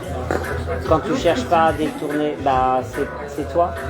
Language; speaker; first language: French; native; French